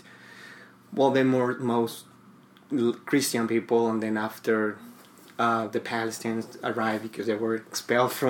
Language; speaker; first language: English; non-native, fluent; Spanish